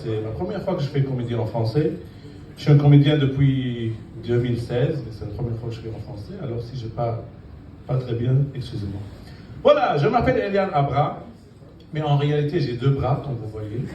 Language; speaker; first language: French; non-native, fluent; Arabic